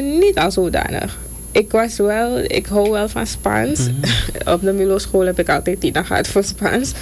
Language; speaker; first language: Dutch; native; Dutch